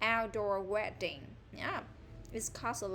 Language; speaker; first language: English; non-native, fluent; Vietnamese